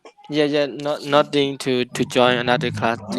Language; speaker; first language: English; non-native, learner; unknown